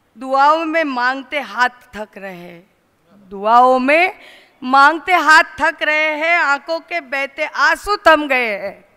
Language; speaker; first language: Hindi; non-native, local second language; Marathi